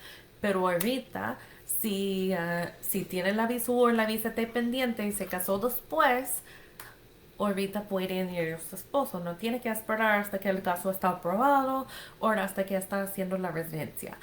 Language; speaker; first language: Spanish; non-native, fluent; English